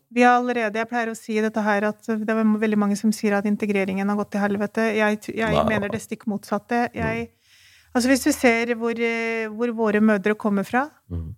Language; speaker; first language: Norwegian; early bilingual, other home language; Urdu